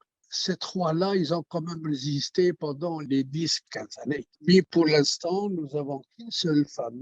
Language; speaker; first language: French; non-native, local second language; Arabic